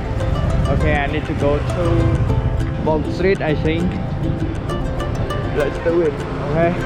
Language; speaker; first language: English; non-native, learner; Khmer